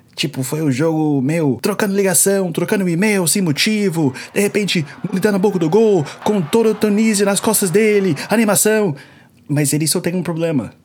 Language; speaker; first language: Portuguese; non-native, fluent; English